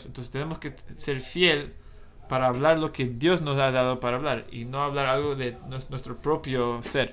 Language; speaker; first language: Spanish; non-native, fluent; English